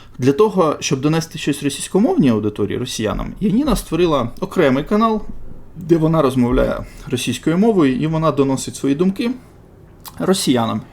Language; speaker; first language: Ukrainian; non-native, local second language; Russian